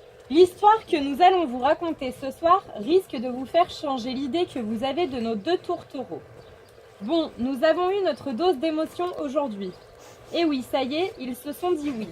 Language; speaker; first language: French; native; French